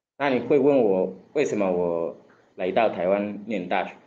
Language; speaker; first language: Chinese; non-native, learner; Swahili